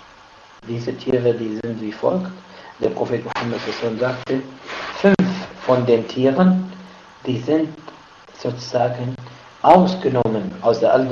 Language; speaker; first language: German; non-native, fluent; Arabic